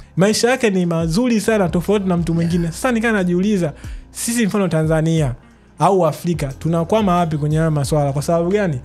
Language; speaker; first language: Swahili; native; Swahili